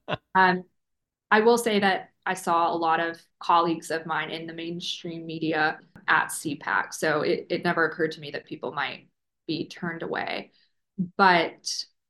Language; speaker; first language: English; native; English